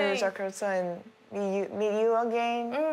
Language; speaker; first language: English; non-native, learner; Korean